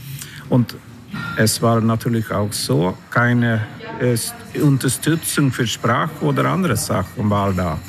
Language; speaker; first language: German; non-native, learner; Swedish